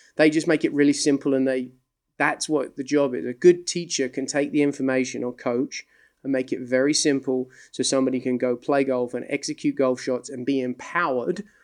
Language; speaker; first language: English; native; English